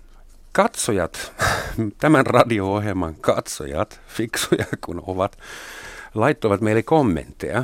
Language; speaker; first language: Finnish; non-native, fluent; German